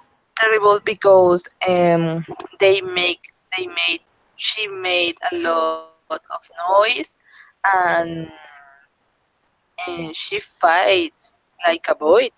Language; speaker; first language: English; non-native, learner; Spanish